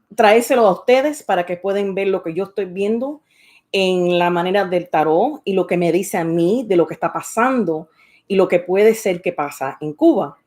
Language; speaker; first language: Spanish; early bilingual, heritage; Spanish